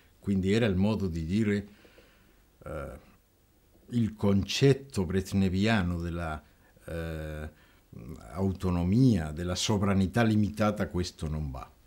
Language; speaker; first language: Italian; non-native, fluent; Spanish